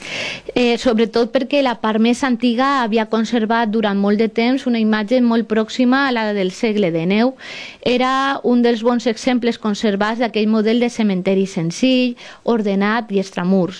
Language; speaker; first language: Catalan; native; Catalan